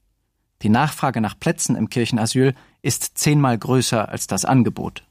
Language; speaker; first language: German; native; German